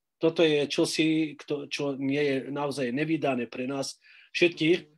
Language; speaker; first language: Slovak; non-native, fluent; Arabic